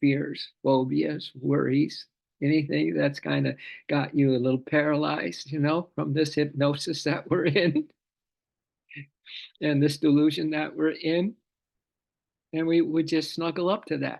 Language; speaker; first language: English; native; English